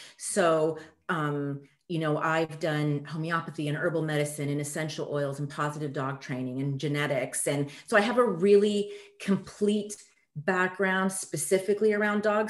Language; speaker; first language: English; early bilingual, other home language; French